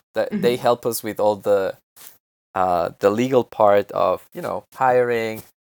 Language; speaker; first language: English; non-native, fluent; Spanish